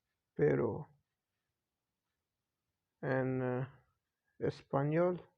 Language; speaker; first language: Spanish; non-native, learner; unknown